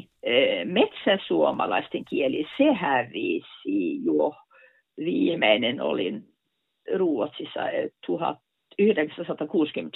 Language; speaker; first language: Finnish; non-native, fluent; Norwegian